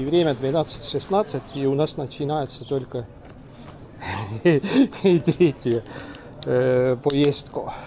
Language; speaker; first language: Russian; non-native, local second language; Estonian